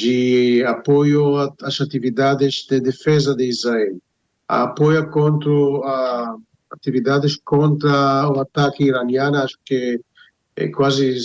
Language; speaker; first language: Portuguese; non-native, fluent; Hebrew